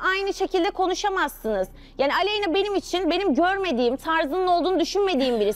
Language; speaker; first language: Turkish; native; Turkish